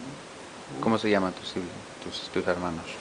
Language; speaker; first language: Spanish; early bilingual, heritage; English